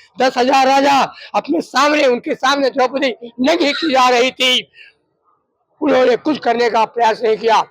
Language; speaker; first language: Hindi; native; Hindi